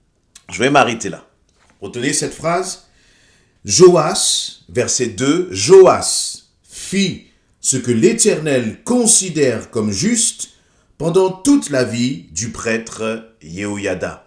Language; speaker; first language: French; native; French